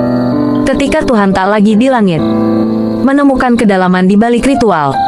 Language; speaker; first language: Indonesian; native; Indonesian